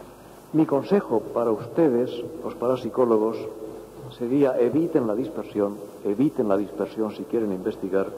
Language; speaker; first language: Spanish; native; Spanish